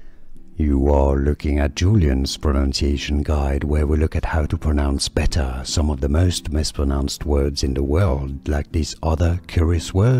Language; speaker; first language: English; non-native, fluent; French